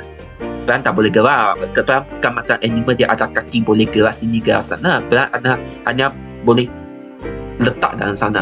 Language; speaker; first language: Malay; non-native, local second language; Chinese